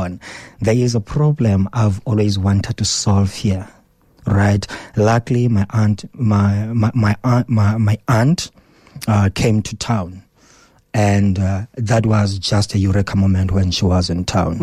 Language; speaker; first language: English; non-native, local second language; Xhosa